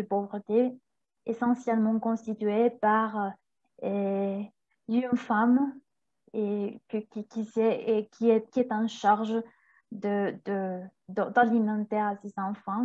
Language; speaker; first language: French; non-native, fluent; Spanish